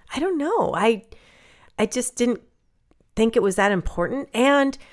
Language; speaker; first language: English; early bilingual, other home language; Norwegian